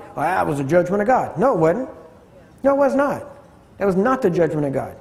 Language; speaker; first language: English; native; English